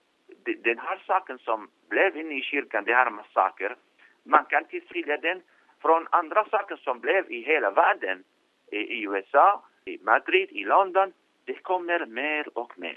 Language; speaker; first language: Swedish; non-native, fluent; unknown